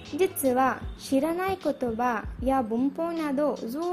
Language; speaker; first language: Japanese; non-native, learner; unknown